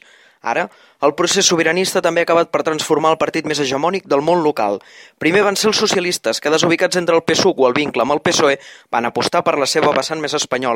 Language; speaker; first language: Catalan; native; Catalan